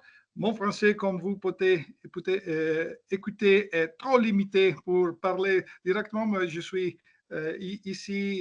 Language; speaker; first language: French; non-native, learner; Italian